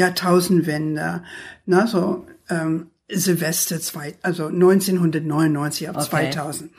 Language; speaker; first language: German; non-native, fluent; English